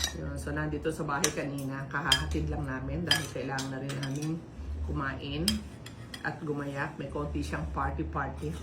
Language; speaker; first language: Filipino; native; Filipino